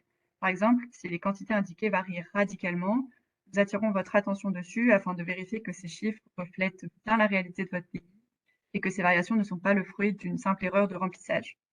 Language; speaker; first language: French; native; French